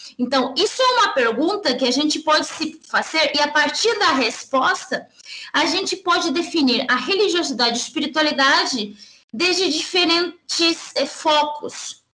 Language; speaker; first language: Portuguese; early bilingual, heritage; Spanish